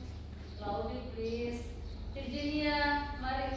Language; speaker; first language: English; non-native, learner; Indonesian